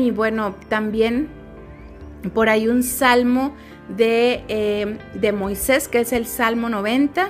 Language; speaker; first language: Spanish; native; Spanish